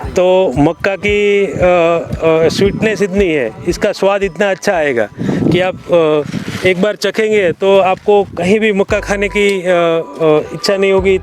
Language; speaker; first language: Hindi; non-native, local second language; Gujarati